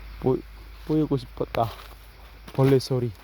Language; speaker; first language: Korean; non-native, fluent; Khmer